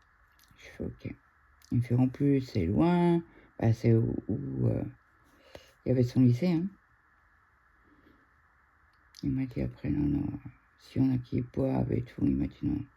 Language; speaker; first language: French; native; French